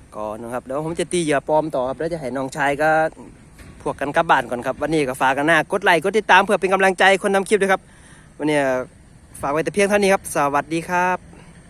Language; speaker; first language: Thai; native; Thai